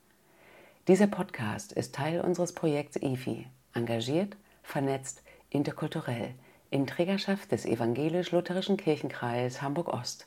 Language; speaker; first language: German; native; German